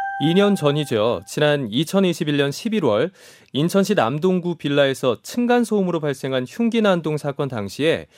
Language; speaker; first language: Korean; native; Korean